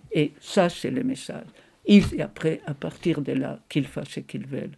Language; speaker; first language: French; non-native, fluent; Spanish